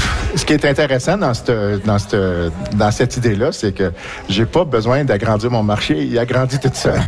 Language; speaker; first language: French; native; French